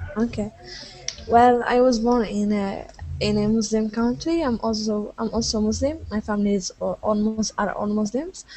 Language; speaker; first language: English; non-native, fluent; Arabic